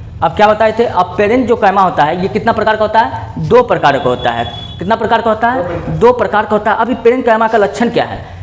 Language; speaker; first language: Hindi; native; Hindi